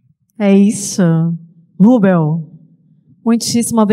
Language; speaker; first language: Portuguese; native; Portuguese